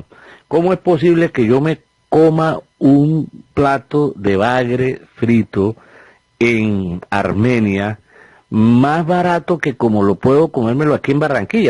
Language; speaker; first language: Spanish; native; Spanish